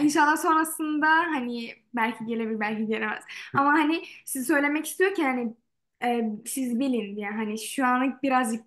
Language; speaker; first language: Turkish; native; Turkish